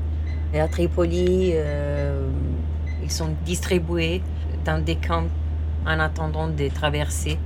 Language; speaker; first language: French; non-native, fluent; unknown